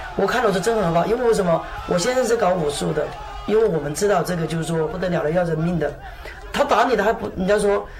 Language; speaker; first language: Chinese; native; Chinese